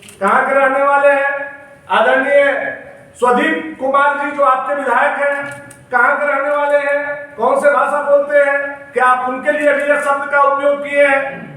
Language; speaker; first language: Hindi; native; Hindi